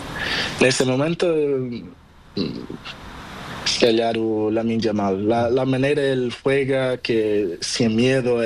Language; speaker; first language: Spanish; non-native, learner; Portuguese